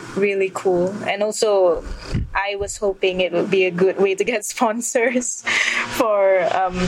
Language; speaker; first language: English; non-native, local second language; Malay